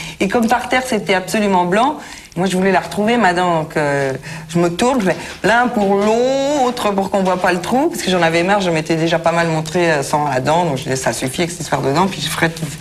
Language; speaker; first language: French; native; French